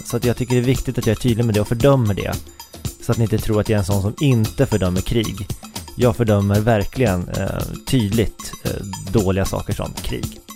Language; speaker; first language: Swedish; native; Swedish